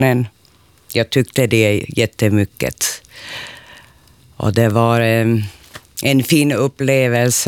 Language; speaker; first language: Swedish; non-native, learner; Finnish